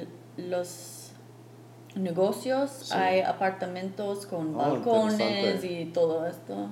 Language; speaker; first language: Spanish; non-native, fluent; English